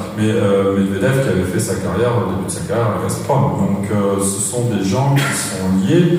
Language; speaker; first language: French; native; French